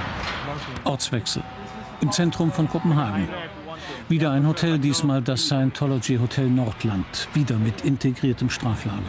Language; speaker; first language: German; native; German